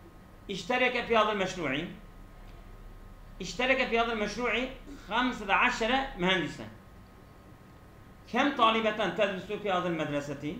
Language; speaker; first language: Arabic; non-native, fluent; Turkish